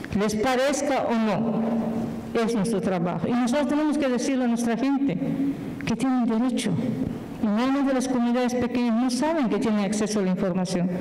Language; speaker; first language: Spanish; non-native, local second language; Yucateco